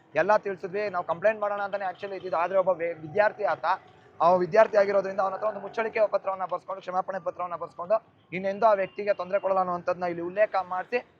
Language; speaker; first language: Kannada; native; Kannada